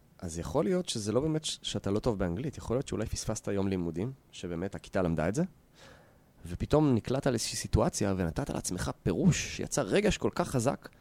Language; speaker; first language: Hebrew; native; Hebrew